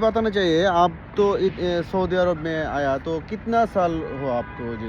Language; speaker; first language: Hindi; non-native, learner; Bangla